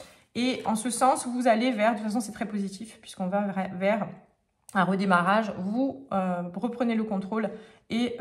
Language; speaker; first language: French; native; French